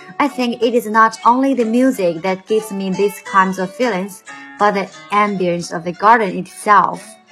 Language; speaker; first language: English; non-native, fluent; Chinese